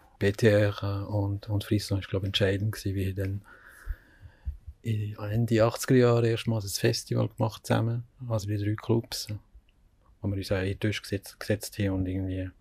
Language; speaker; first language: German; native; German